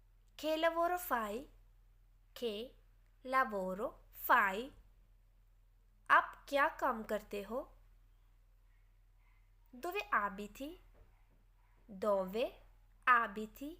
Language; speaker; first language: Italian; non-native, fluent; Urdu